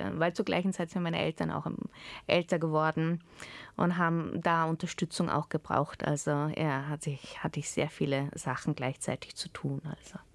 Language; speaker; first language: German; early bilingual, heritage; German